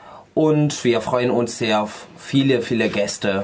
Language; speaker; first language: German; non-native, fluent; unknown